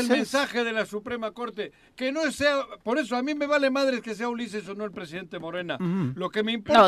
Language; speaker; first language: Spanish; native; Spanish